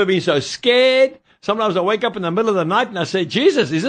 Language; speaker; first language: English; native; English